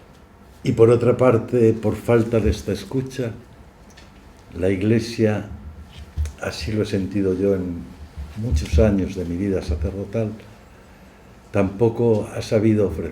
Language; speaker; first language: Spanish; native; Spanish